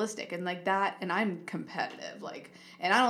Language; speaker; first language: English; native; English